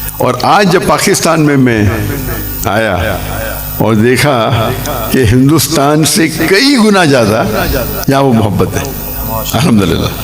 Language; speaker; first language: Urdu; non-native, local second language; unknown